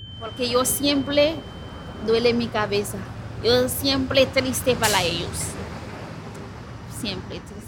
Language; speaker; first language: Spanish; non-native, learner; Haitian Creole